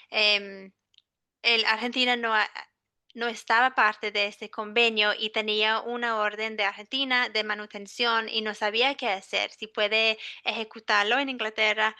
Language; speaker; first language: Spanish; non-native, fluent; English